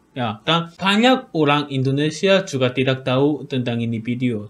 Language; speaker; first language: Indonesian; non-native, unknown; Korean